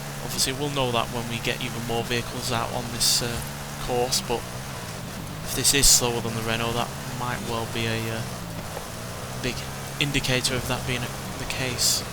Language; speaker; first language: English; native; English